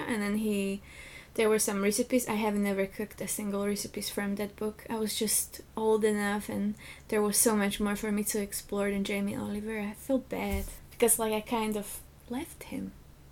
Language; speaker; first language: English; non-native, fluent; Slovak